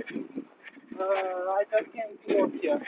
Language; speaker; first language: English; non-native, learner; Ukrainian